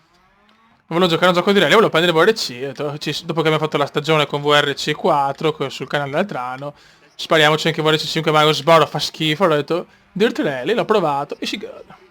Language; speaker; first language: Italian; native; Italian